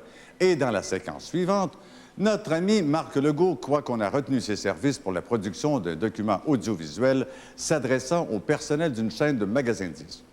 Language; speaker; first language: French; native; French